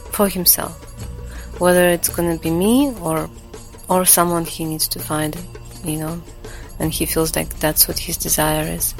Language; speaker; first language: English; non-native, fluent; Latvian